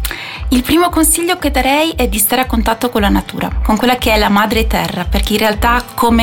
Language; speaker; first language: Italian; native; Italian